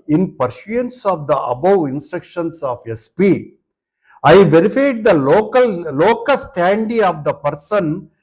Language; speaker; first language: English; non-native, local second language; Telugu